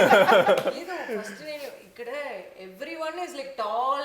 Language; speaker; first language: Telugu; non-native, learner; Tamil